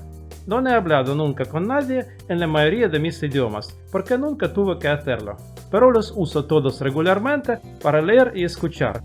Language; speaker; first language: Spanish; non-native, fluent; Russian